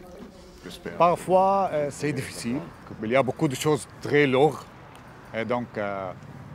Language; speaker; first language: French; non-native, learner; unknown